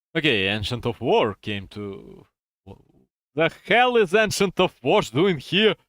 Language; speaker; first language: English; non-native, fluent; Russian